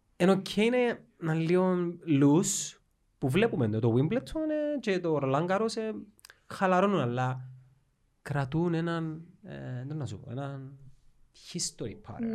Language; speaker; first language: Greek; native; Greek